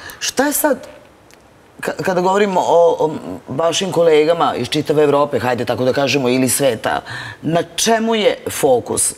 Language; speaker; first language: Serbian; native; Serbian